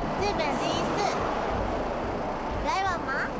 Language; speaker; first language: Chinese; non-native, learner; Japanese